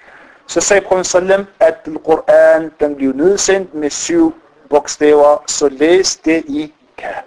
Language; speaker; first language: Danish; non-native, fluent; Arabic